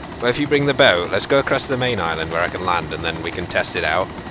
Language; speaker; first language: English; native; English